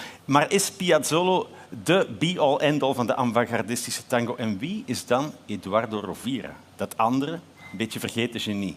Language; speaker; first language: Dutch; native; Dutch